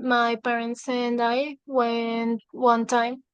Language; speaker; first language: English; non-native, fluent; Spanish